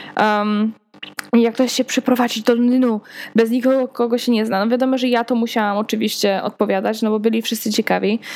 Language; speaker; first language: Polish; early bilingual, heritage; Polish